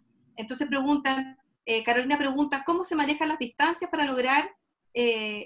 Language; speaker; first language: Spanish; native; Spanish